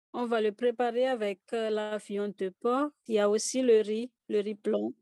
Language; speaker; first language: French; non-native, local second language; Malagasy